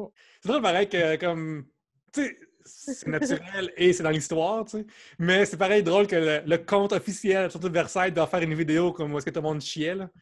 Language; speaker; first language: French; native; French